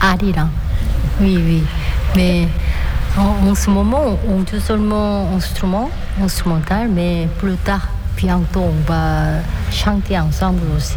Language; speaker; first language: French; non-native, learner; Korean